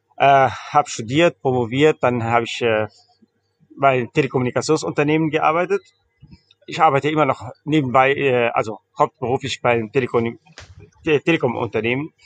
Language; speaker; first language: German; early bilingual, heritage; German